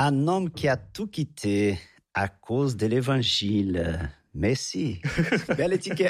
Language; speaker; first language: French; non-native, fluent; Portuguese